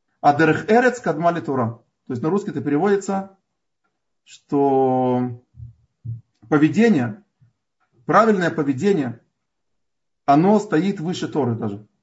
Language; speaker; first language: Russian; native; Russian